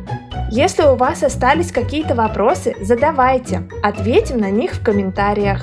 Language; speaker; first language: Russian; native; Russian